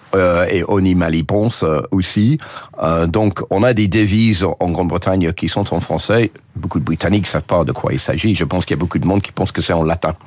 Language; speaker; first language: French; non-native, fluent; English